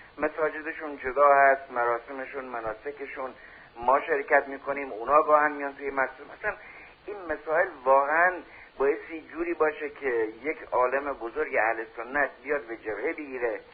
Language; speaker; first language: Persian; native; Persian